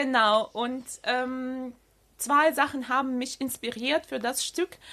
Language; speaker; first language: German; non-native, fluent; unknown